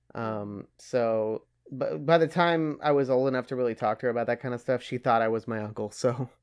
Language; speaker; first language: English; early bilingual, other home language; German